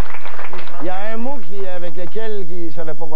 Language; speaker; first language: French; native; French